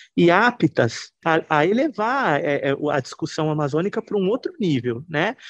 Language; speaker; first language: Portuguese; native; Portuguese